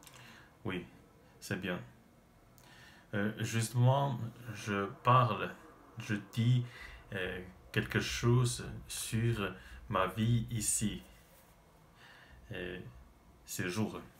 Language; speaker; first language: French; non-native, learner; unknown